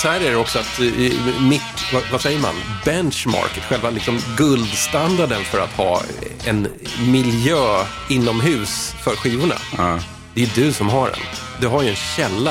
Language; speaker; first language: Swedish; native; Swedish